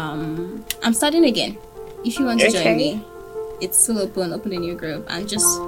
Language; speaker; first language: English; non-native, local second language; Yoruba